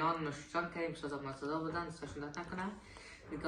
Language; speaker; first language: Persian; native; Persian